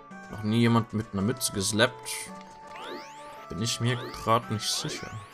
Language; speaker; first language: German; native; German